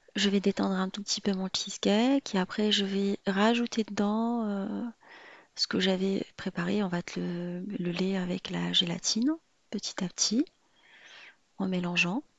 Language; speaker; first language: French; non-native, local second language; Arabic